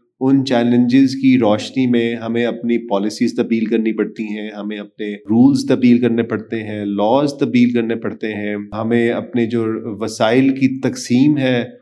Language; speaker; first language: Urdu; native; Urdu